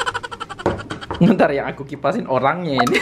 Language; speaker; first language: Indonesian; native; Indonesian